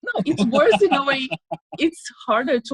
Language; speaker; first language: English; non-native, fluent; Portuguese